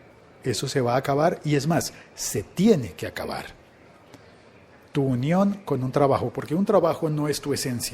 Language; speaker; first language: Spanish; native; Spanish